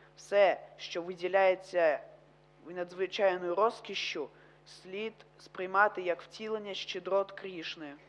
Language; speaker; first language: Ukrainian; non-native, local second language; Russian